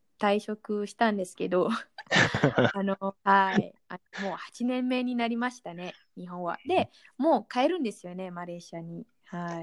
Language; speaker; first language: Japanese; non-native, fluent; Malay